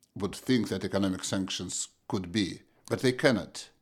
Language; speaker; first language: English; non-native, fluent; Russian